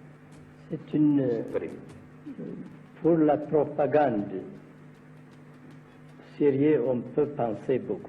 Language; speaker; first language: French; non-native, learner; Amharic